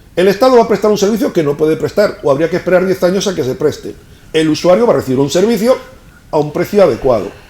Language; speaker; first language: Spanish; native; Spanish